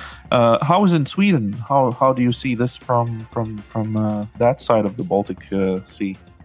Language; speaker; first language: English; non-native, fluent; Latvian